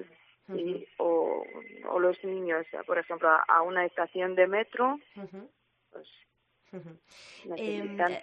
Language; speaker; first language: Spanish; non-native, fluent; Ukrainian